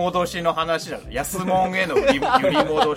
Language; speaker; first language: Japanese; native; Japanese